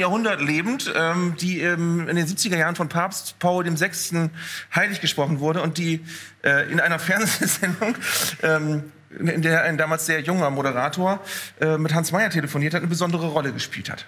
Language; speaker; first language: German; native; German